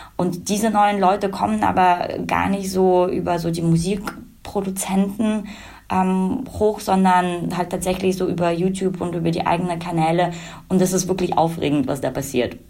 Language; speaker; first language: German; early bilingual, other home language; Russian